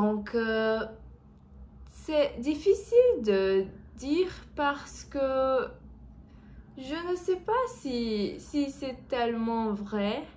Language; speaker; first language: French; non-native, learner; Portuguese